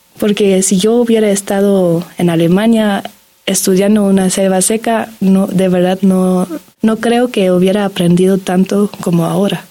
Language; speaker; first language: Spanish; non-native, fluent; German